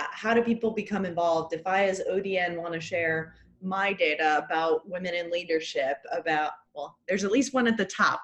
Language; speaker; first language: English; native; English